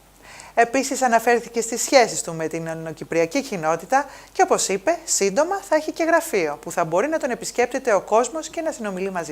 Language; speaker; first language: Greek; native; Greek